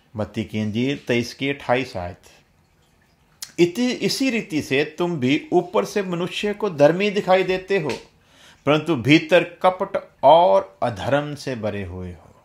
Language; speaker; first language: Hindi; non-native, local second language; Punjabi